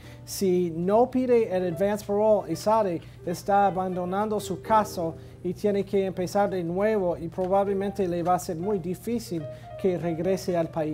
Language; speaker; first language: Spanish; non-native, fluent; English